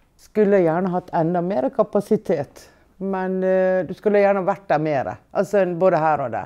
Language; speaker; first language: Norwegian; native; Norwegian